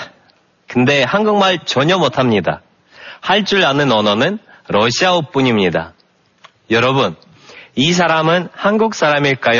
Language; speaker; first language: Korean; non-native, fluent; Russian